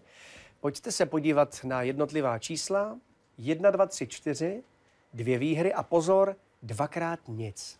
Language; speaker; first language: Czech; native; Czech